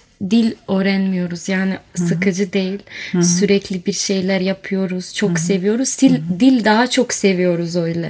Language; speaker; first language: Turkish; non-native, learner; Bosnian